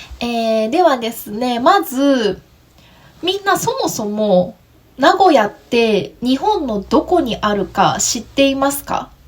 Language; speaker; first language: Japanese; native; Japanese